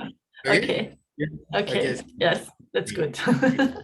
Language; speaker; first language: English; non-native, fluent; German